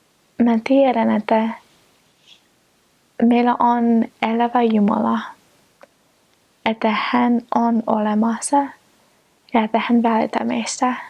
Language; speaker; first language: Finnish; non-native, fluent; English